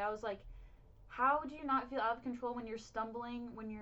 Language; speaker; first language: English; native; English